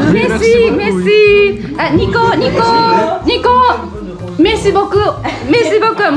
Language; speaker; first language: French; non-native, learner; Japanese